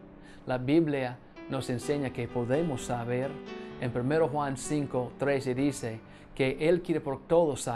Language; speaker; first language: Spanish; non-native, fluent; English